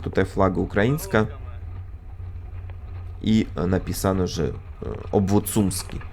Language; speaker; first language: Polish; non-native, fluent; Russian